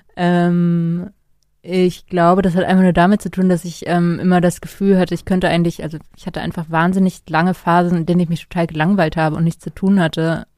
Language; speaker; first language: German; native; German